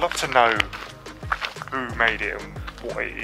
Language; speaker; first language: English; native; English